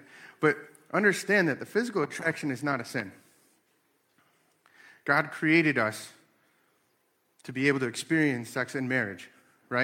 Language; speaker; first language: English; native; English